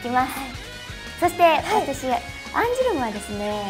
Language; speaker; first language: Japanese; native; Japanese